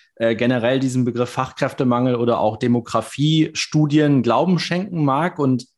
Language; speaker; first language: German; native; German